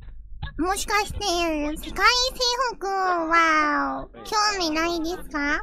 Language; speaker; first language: Japanese; non-native, fluent; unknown